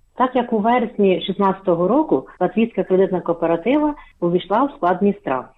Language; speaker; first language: Ukrainian; early bilingual, heritage; Ukrainian